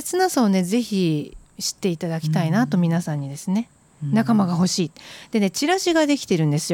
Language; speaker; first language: Japanese; native; Japanese